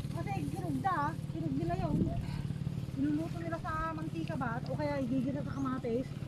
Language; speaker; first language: Filipino; non-native, local second language; Iloko